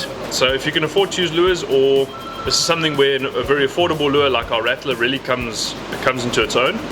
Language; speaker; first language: English; native; English